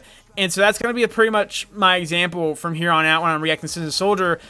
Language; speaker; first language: English; native; English